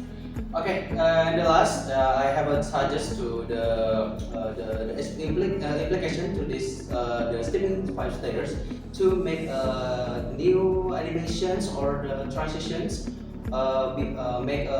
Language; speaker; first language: English; non-native, learner; Indonesian